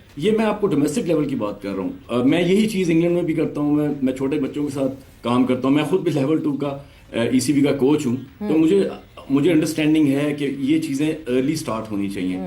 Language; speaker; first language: Urdu; native; Urdu